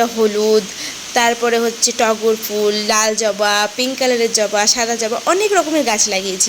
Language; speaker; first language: Bangla; native; Bangla